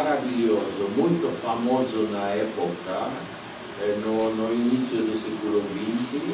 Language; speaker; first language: Portuguese; non-native, fluent; Polish